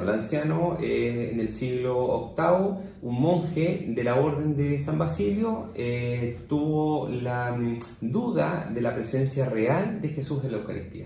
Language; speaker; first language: Spanish; native; Spanish